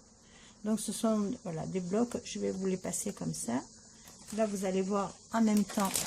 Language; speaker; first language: French; native; French